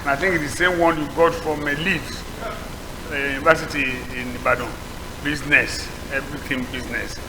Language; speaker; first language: English; non-native, local second language; Yoruba